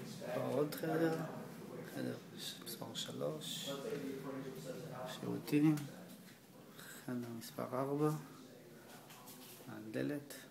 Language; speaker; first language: Hebrew; native; Hebrew